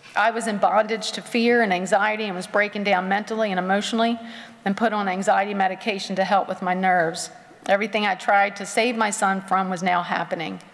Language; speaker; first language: English; native; English